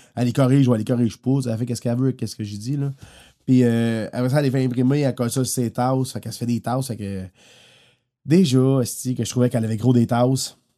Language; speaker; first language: French; native; French